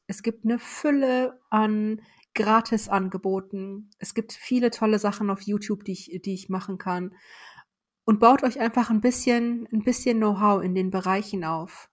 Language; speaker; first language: German; early bilingual, other home language; Persian